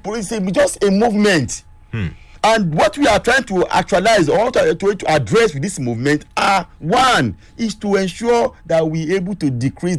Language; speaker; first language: English; non-native, local second language; Yoruba